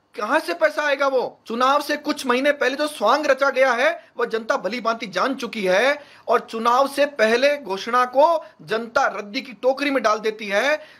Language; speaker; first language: Hindi; native; Hindi